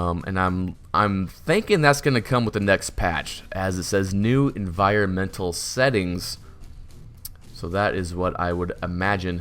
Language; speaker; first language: English; native; English